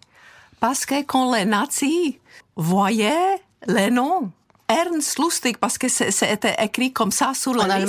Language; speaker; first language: French; non-native, learner; Czech